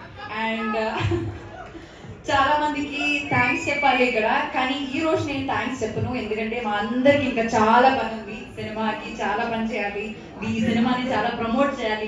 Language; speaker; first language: Telugu; non-native, fluent; Malayalam